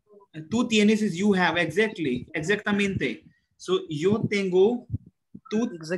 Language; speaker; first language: Spanish; non-native, learner; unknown